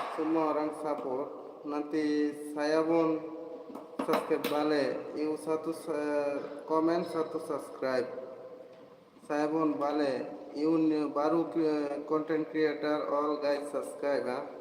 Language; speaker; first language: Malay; non-native, learner; Bangla